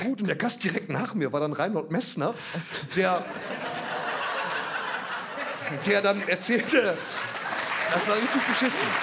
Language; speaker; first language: German; native; German